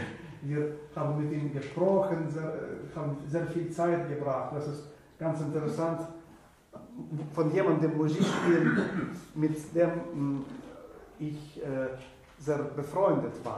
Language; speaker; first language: German; non-native, fluent; Russian